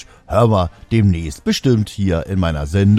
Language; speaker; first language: German; native; German